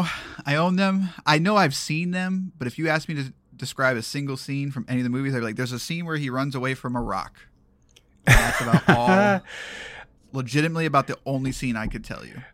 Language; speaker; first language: English; native; English